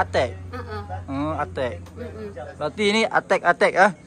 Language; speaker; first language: Indonesian; non-native, local second language; Achinese